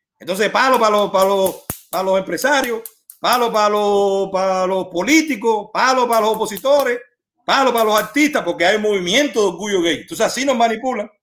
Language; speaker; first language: Spanish; native; Spanish